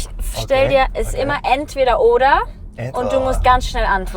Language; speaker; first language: German; native; German